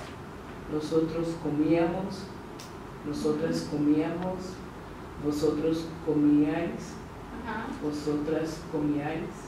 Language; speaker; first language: Spanish; non-native, learner; English